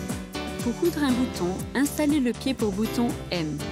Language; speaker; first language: French; native; French